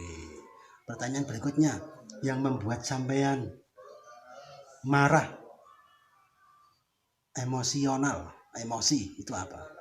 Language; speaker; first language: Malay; non-native, local second language; Javanese